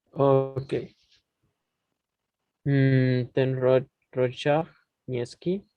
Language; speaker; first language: Polish; non-native, learner; Spanish